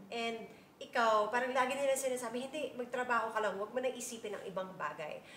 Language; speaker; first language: Filipino; non-native, local second language; English